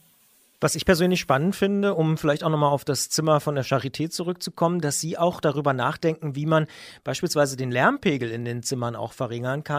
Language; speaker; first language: German; native; German